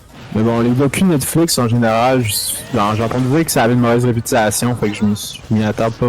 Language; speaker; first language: French; native; French